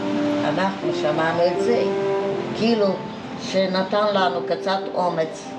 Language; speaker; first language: Hebrew; non-native, fluent; Hungarian